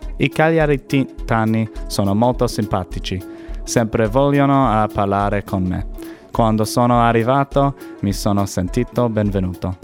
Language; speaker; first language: Italian; non-native, learner; English